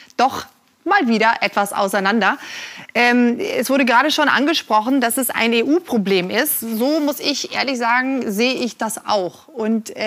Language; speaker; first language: German; non-native, fluent; Norwegian